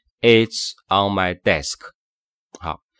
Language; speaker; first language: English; non-native, fluent; Chinese